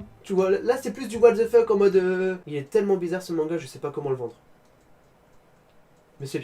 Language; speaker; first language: French; native; French